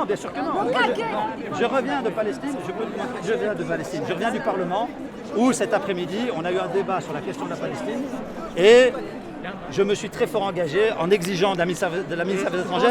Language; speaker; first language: French; native; French